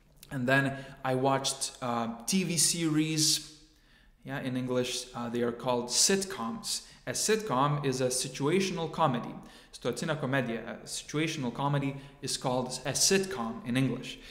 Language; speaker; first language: English; non-native, fluent; Lithuanian